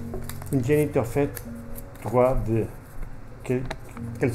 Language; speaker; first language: French; non-native, fluent; Spanish